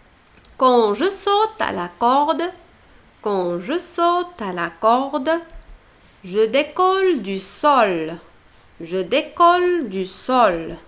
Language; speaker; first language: French; non-native, local second language; Arabic